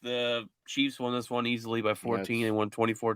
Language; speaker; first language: English; native; English